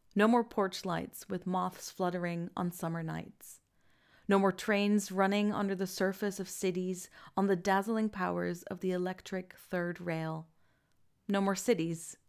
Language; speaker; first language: English; non-native, fluent; Dutch